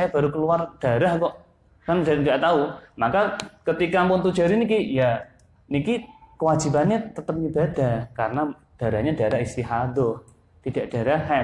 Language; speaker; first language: Indonesian; non-native, local second language; Javanese